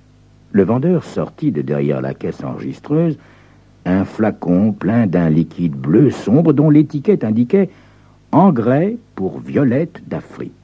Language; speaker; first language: French; native; French